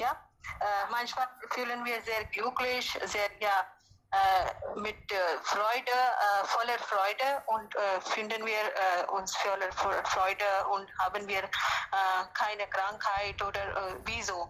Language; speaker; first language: German; non-native, learner; Hindi